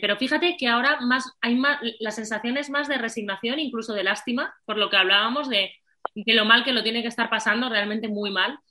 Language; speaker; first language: Spanish; native; Spanish